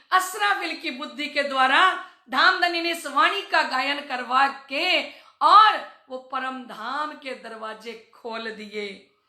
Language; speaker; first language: Hindi; native; Hindi